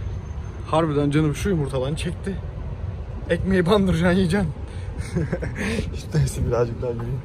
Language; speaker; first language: Turkish; native; Turkish